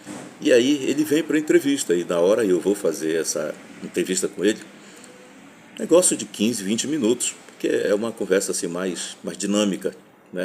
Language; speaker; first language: Portuguese; native; Portuguese